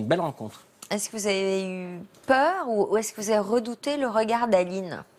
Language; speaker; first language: French; native; French